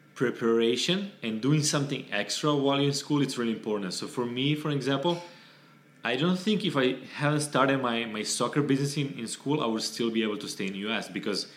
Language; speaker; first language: English; non-native, fluent; Serbian